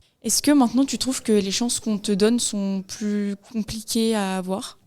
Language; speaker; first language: French; native; French